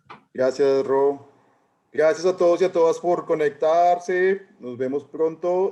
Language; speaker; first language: Spanish; native; Spanish